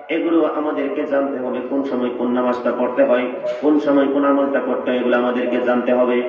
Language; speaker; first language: Bangla; native; Bangla